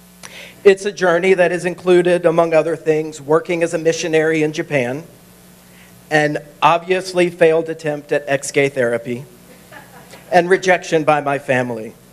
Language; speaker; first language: English; native; English